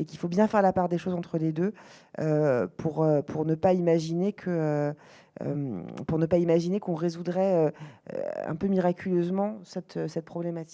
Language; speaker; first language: French; native; French